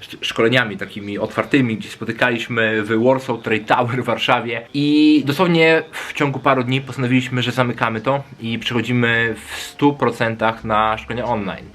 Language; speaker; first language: Polish; native; Polish